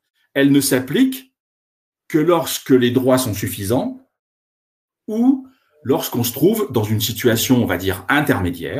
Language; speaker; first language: French; native; French